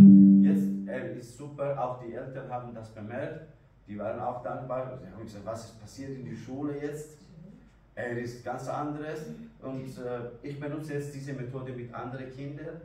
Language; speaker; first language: German; non-native, learner; Kurdish